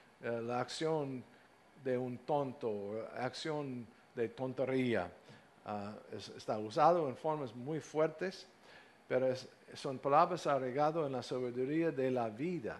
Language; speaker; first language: Spanish; non-native, fluent; English